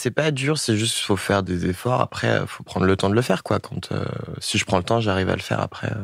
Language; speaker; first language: French; native; French